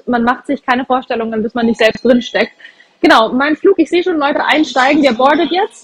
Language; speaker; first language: German; native; German